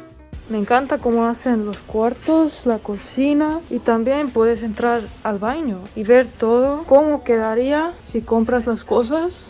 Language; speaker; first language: Spanish; non-native, fluent; Estonian